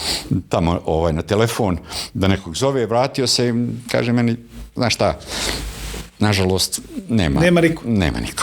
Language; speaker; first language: Bosnian; native; Bosnian